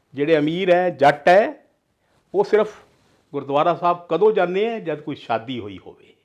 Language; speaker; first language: Hindi; non-native, local second language; Punjabi